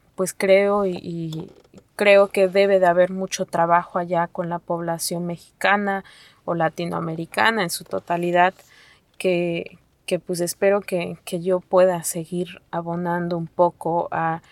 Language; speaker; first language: Spanish; non-native, local second language; Nahuatl languages